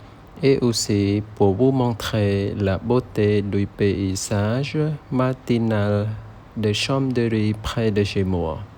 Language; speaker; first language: French; non-native, learner; Khmer